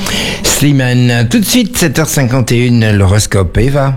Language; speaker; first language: French; native; French